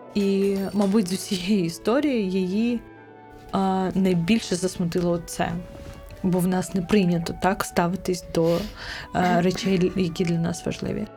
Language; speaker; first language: Ukrainian; non-native, local second language; Crimean Tatar